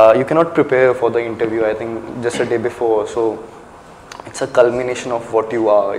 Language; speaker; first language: English; non-native, local second language; Hindi